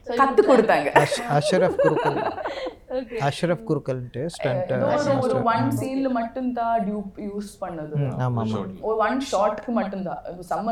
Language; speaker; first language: Tamil; non-native, learner; Malayalam